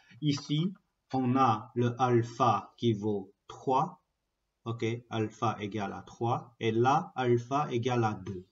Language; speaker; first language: French; non-native, fluent; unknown